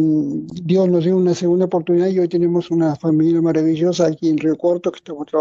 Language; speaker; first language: Spanish; native; Spanish